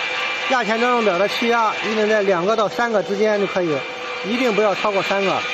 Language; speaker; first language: Chinese; native; Chinese